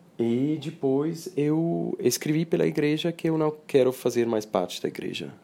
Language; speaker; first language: Portuguese; non-native, fluent; Swiss German